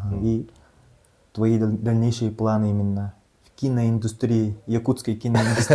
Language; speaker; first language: Russian; non-native, local second language; Yakut